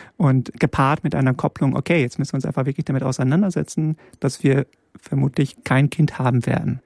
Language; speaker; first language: German; early bilingual, other home language; Polish